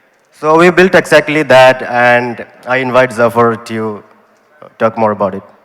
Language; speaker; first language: English; non-native, local second language; Malayalam